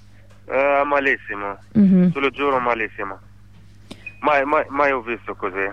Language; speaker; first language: Italian; non-native, learner; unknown